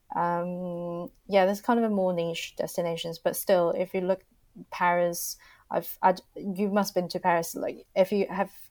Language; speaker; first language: English; non-native, fluent; Chinese